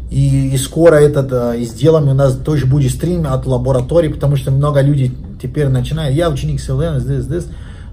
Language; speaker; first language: Russian; non-native, learner; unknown